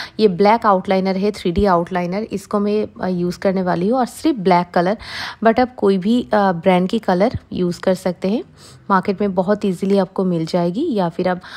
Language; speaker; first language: Hindi; non-native, local second language; Bangla